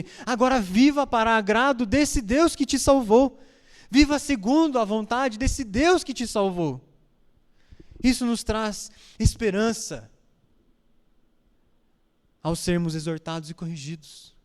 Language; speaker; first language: Portuguese; native; Portuguese